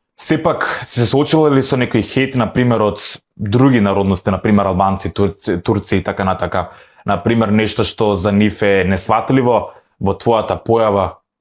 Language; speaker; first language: Macedonian; native; Macedonian